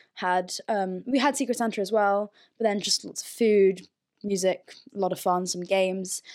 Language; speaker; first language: English; early bilingual, other home language; German